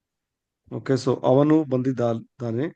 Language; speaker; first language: Kannada; non-native, learner; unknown